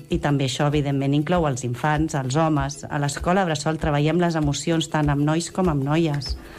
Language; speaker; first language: Catalan; native; Catalan